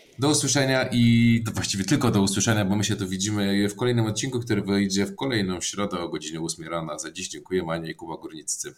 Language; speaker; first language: Polish; native; Polish